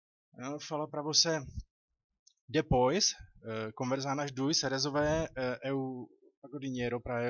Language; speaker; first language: Portuguese; non-native, learner; Czech